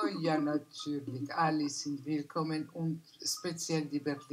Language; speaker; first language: German; non-native, learner; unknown